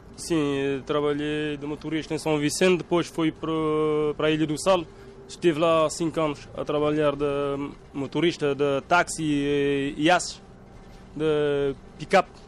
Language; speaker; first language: Portuguese; non-native, local second language; Kabuverdianu